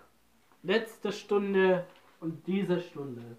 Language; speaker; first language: German; non-native, learner; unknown